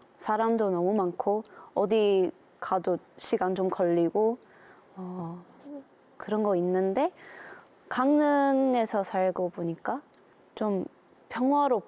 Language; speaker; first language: Korean; non-native, learner; English